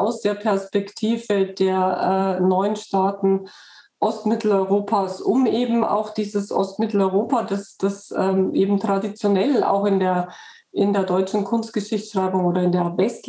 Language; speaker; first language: German; native; German